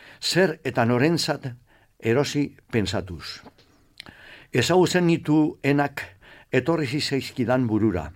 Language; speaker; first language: Basque; non-native, local second language; Spanish